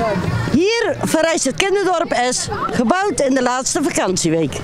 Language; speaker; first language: Dutch; native; Dutch